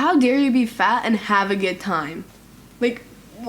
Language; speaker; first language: English; native; English